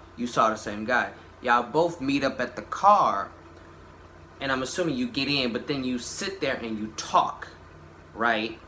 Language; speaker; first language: English; native; English